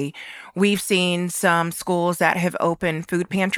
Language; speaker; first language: English; native; English